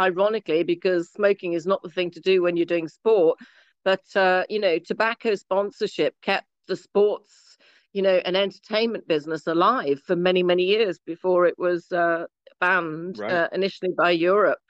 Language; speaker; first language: English; native; English